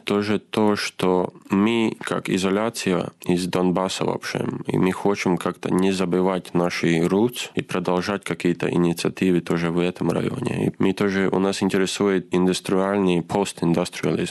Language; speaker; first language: Russian; non-native, fluent; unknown